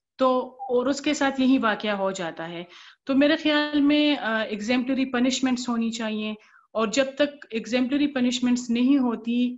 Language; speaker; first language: Urdu; non-native, local second language; Pashto